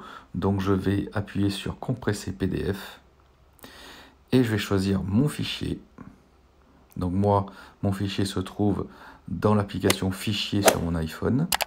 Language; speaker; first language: French; native; French